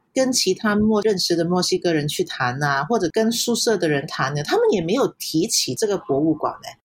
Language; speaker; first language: Chinese; non-native, fluent; Cantonese